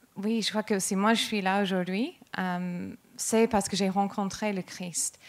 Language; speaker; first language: French; non-native, fluent; English